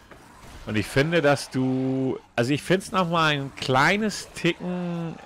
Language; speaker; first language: German; native; German